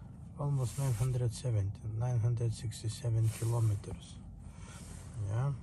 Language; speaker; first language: English; non-native, learner; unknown